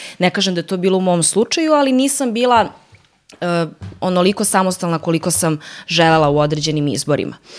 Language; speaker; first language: Serbian; early bilingual, heritage; Serbian